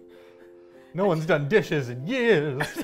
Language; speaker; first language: English; native; English